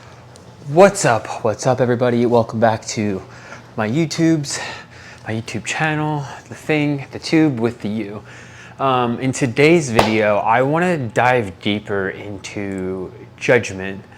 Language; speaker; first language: English; native; English